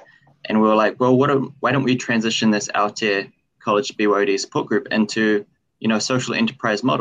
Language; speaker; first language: English; native; English